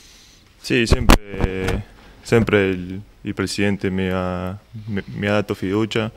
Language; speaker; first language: Italian; non-native, learner; Spanish